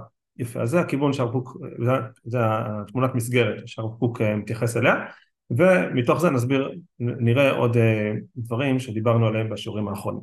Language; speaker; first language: Hebrew; native; Hebrew